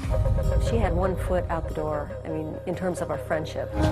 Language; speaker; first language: English; native; English